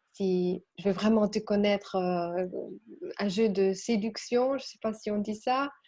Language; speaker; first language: French; non-native, learner; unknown